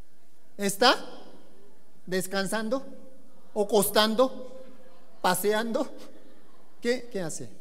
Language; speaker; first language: Spanish; non-native, learner; Korean